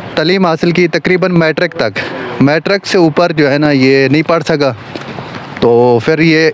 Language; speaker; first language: Urdu; non-native, local second language; Punjabi